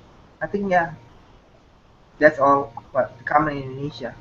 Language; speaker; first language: English; non-native, fluent; Indonesian